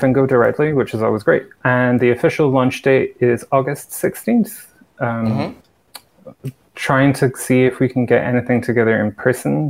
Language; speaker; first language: English; native; English